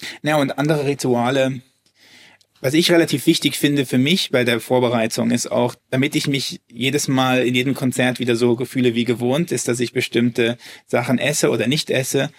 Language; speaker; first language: German; early bilingual, heritage; German